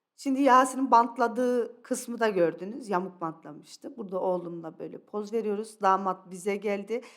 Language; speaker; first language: Turkish; early bilingual, other home language; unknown